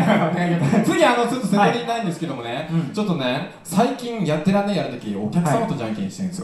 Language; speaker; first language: Japanese; native; Japanese